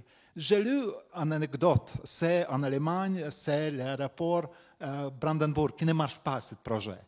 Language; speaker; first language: French; non-native, fluent; Latvian